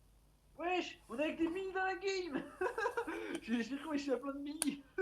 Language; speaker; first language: French; native; French